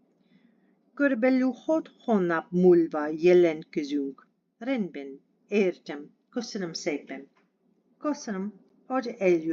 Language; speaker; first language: Hungarian; non-native, learner; English